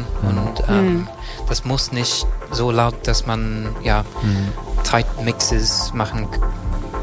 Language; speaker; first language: German; non-native, learner; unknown